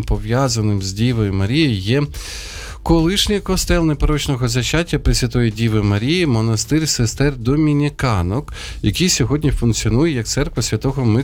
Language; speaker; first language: Ukrainian; native; Ukrainian